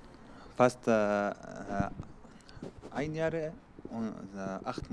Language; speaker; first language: German; non-native, learner; Arabic